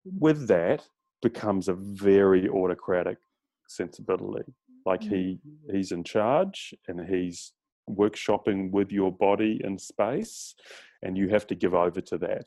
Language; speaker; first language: English; native; English